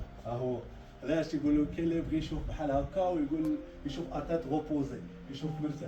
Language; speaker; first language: Arabic; native; Arabic